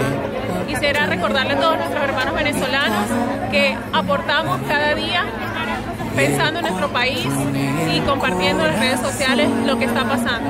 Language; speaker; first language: Spanish; native; Spanish